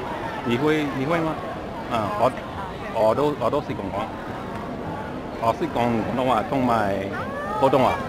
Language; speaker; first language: Cantonese; non-native, fluent; English